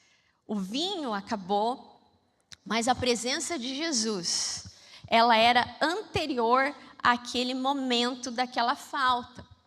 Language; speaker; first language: Portuguese; native; Portuguese